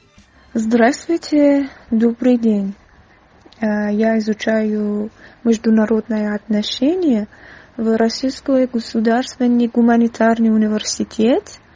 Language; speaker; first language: Russian; non-native, learner; Persian